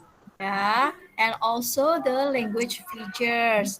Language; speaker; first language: English; non-native, fluent; Indonesian